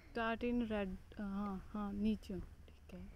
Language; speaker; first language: English; non-native, local second language; Punjabi